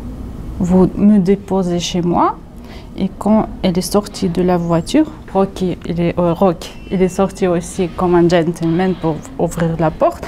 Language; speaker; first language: French; non-native, fluent; Russian